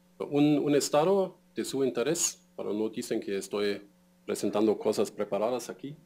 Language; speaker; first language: Spanish; non-native, fluent; German